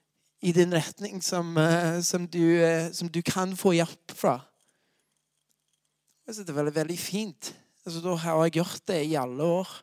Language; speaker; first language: Norwegian; non-native, fluent; English